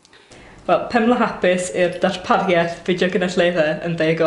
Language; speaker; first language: Welsh; native; Welsh